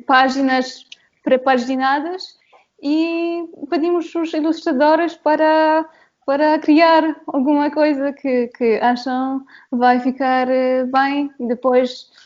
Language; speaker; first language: Portuguese; non-native, fluent; Polish